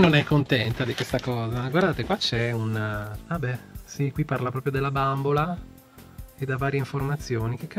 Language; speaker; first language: Italian; native; Italian